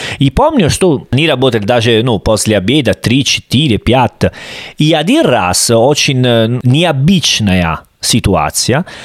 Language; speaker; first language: Russian; non-native, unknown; Italian